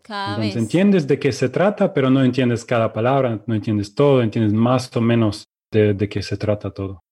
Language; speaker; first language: Spanish; non-native, fluent; Russian